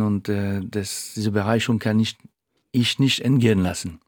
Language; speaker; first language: German; non-native, fluent; French